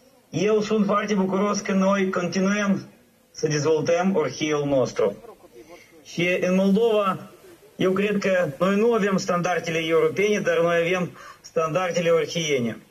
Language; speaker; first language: Romanian; non-native, local second language; Russian